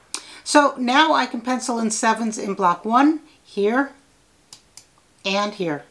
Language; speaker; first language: English; native; English